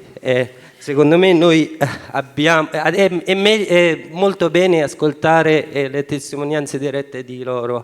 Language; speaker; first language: Italian; non-native, fluent; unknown